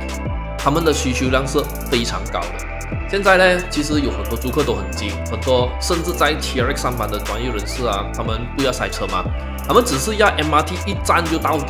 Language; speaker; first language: Chinese; native; Chinese